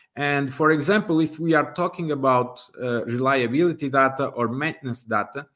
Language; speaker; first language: English; non-native, fluent; Portuguese